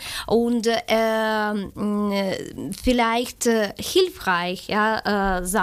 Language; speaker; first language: German; non-native, learner; Ukrainian